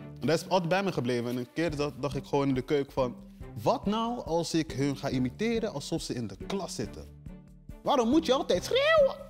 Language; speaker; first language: Dutch; early bilingual, other home language; Portuguese